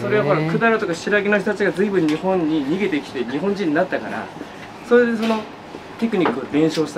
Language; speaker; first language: Japanese; native; Japanese